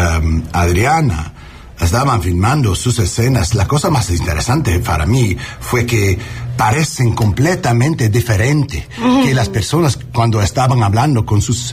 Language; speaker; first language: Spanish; non-native, learner; English